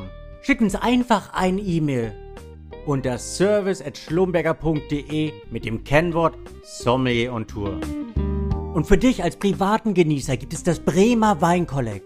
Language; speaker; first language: German; native; German